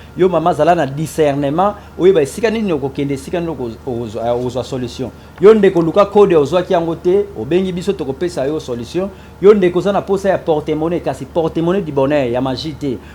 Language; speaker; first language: Lingala; non-native, local second language; Kongo